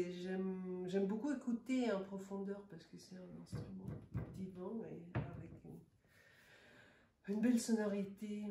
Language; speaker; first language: French; non-native, fluent; Russian